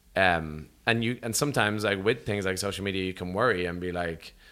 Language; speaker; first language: English; native; English